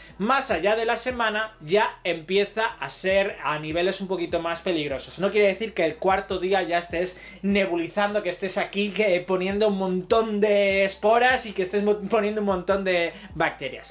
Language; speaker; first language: Spanish; native; Spanish